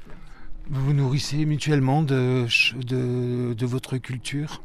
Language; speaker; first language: French; native; French